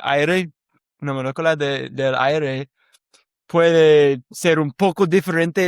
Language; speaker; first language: Spanish; non-native, learner; English